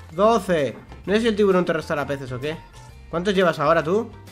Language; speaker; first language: Spanish; native; Spanish